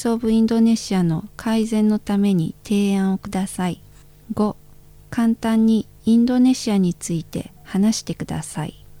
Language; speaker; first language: Japanese; non-native, fluent; Indonesian